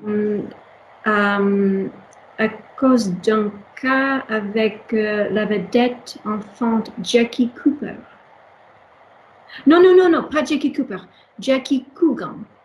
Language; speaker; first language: French; non-native, learner; English